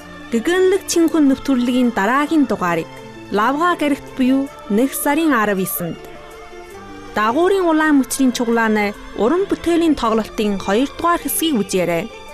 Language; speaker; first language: Mongolian; native; Mongolian